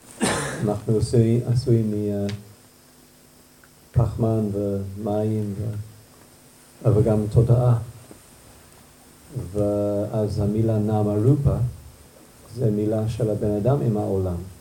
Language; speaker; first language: Hebrew; non-native, fluent; English